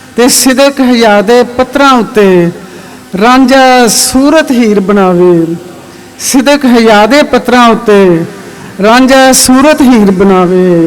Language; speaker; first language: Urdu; non-native, local second language; Punjabi